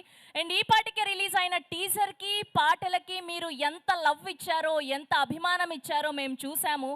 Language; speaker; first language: Telugu; native; Telugu